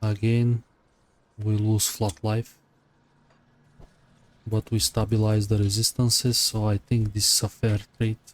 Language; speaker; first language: English; non-native, fluent; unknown